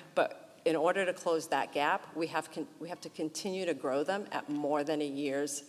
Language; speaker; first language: English; early bilingual, other home language; Portuguese